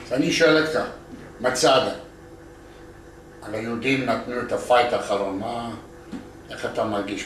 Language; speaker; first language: Hebrew; non-native, learner; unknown